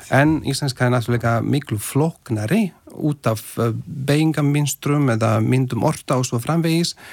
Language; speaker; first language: Icelandic; non-native, fluent; Slovak